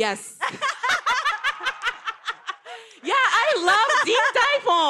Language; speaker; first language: English; non-native, learner; Japanese